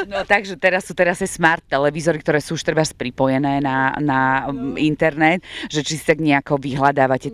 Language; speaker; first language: Slovak; native; Slovak